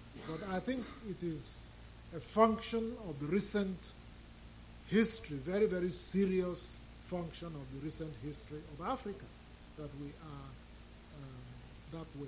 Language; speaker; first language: English; non-native, local second language; Igbo